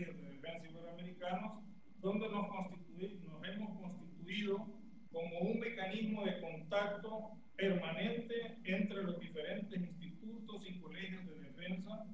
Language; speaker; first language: Spanish; native; Spanish